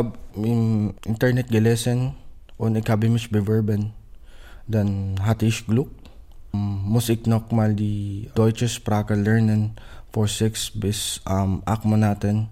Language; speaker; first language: German; non-native, learner; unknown